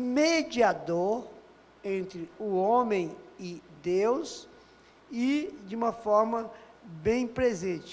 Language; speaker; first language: Portuguese; native; Portuguese